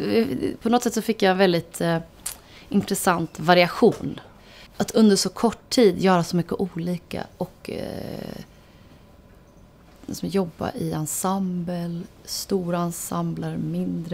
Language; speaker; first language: Swedish; native; Swedish